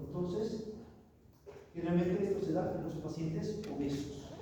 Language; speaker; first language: Spanish; native; Spanish